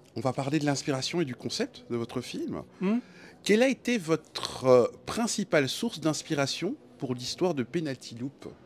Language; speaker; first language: French; native; French